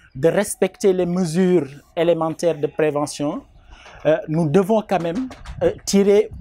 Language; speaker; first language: French; non-native, local second language; Wolof